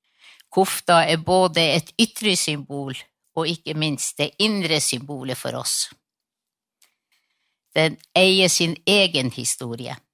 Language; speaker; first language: Norwegian; non-native, local second language; Northern Sami